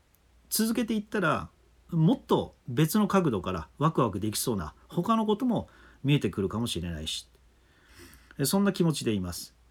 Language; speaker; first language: Japanese; native; Japanese